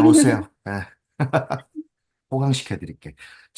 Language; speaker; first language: Korean; native; Korean